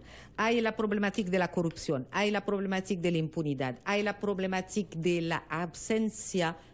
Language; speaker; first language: Spanish; non-native, learner; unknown